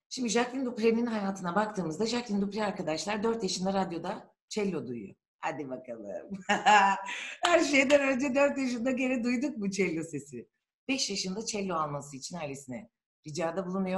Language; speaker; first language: Turkish; native; Turkish